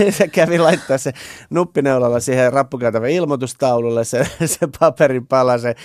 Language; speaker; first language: Finnish; early bilingual, other home language; Persian